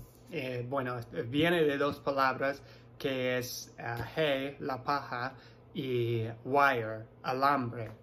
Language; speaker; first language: Spanish; non-native, fluent; English